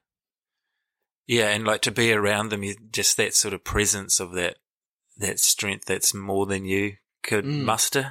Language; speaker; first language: English; native; English